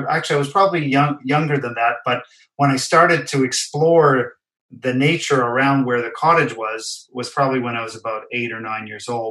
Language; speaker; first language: English; native; English